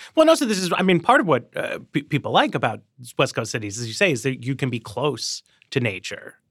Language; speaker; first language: English; native; English